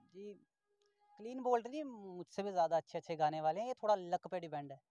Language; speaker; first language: Hindi; native; Hindi